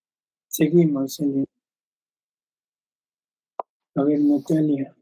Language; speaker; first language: Spanish; native; Spanish